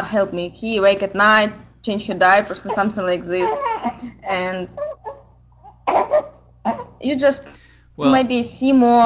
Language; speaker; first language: English; non-native, learner; Ukrainian